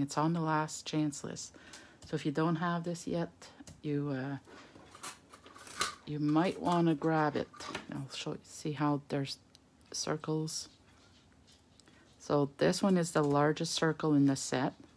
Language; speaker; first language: English; native; English